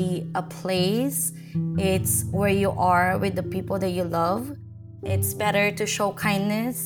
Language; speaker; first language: English; non-native, local second language; Filipino